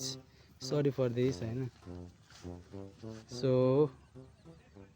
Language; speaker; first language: English; non-native, learner; Nepali